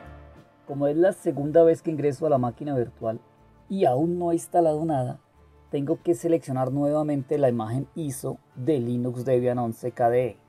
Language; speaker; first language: Spanish; native; Spanish